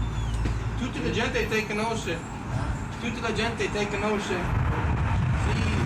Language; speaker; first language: Italian; non-native, learner; English